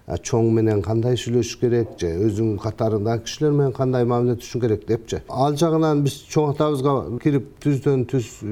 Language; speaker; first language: Kyrgyz; early bilingual, heritage; Kyrgyz